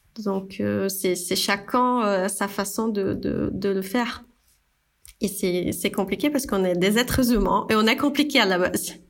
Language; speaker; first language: French; non-native, fluent; Portuguese